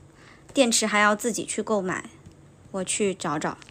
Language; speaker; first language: Chinese; native; Chinese